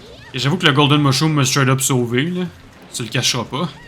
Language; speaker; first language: French; native; French